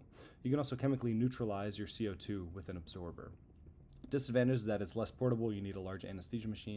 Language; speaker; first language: English; native; English